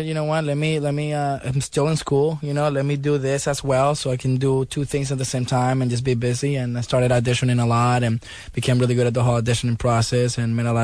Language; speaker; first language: English; non-native, fluent; Spanish